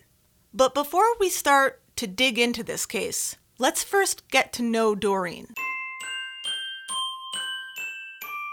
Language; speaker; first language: English; native; English